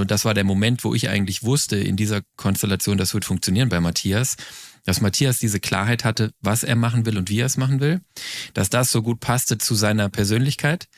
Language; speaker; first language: German; native; German